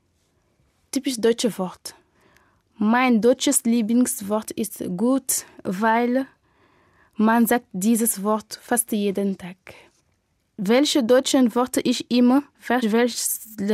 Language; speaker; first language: German; non-native, learner; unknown